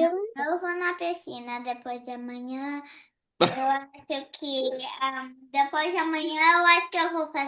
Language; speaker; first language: Portuguese; early bilingual, heritage; Portuguese